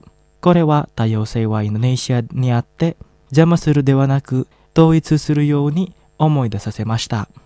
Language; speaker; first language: Japanese; non-native, fluent; Indonesian